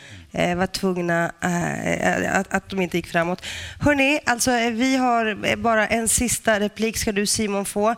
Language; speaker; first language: Swedish; native; Swedish